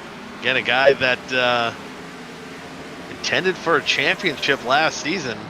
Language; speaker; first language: English; native; English